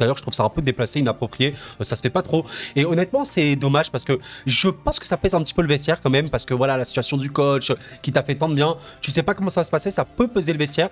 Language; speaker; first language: French; native; French